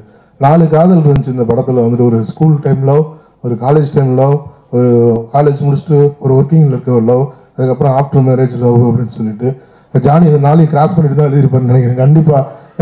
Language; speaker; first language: Tamil; native; Tamil